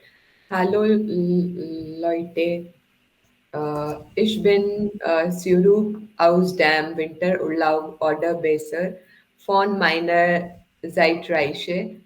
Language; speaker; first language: German; non-native, learner; Hindi